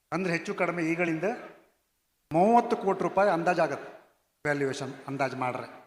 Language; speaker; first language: Kannada; non-native, local second language; Konkani